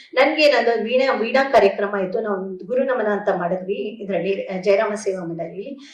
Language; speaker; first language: Kannada; native; Kannada